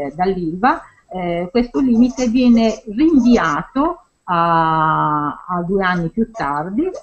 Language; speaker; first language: Italian; native; Italian